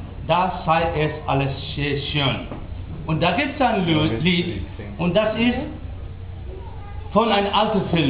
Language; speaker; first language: German; non-native, learner; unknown